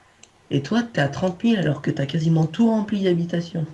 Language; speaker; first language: French; native; French